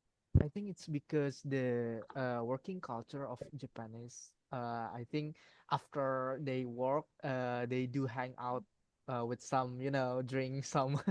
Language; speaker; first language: English; non-native, learner; Indonesian